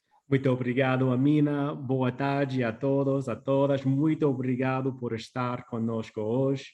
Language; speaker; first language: Portuguese; non-native, fluent; English